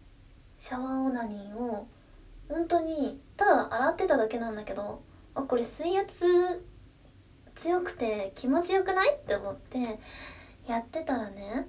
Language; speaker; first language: Japanese; native; Japanese